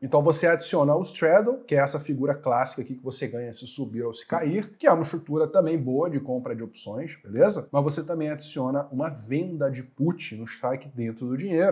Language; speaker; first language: Portuguese; native; Portuguese